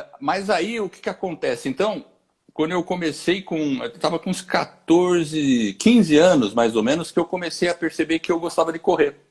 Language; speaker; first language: Portuguese; native; Portuguese